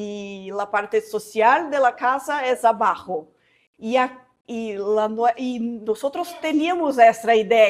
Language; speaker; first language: Spanish; non-native, fluent; Portuguese